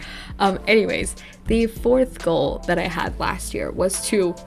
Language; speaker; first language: English; native; English